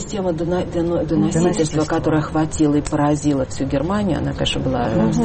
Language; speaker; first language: Russian; native; Russian